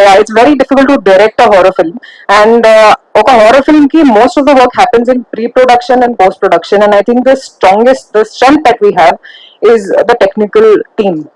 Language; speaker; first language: Telugu; non-native, local second language; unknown